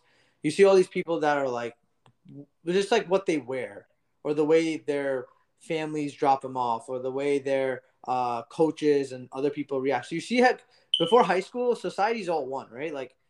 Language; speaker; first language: English; early bilingual, other home language; Gujarati